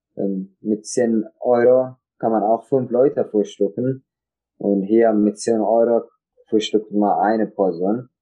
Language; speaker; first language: German; non-native, learner; Tigrinya